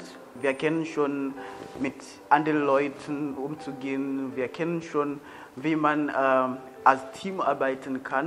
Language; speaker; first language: German; non-native, learner; Swahili